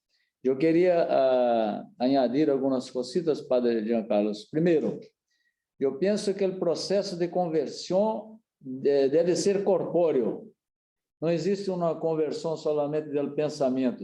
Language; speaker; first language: Spanish; non-native, learner; Portuguese